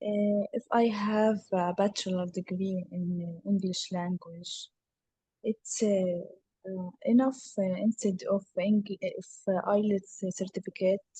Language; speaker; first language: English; non-native, learner; Arabic